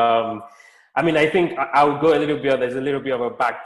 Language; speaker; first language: English; non-native, local second language; Yoruba